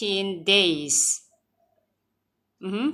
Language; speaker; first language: English; non-native, learner; Thai